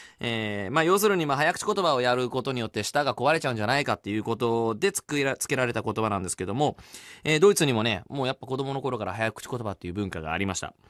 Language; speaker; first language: Japanese; early bilingual, heritage; Japanese